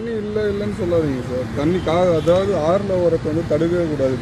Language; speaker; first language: Tamil; native; Tamil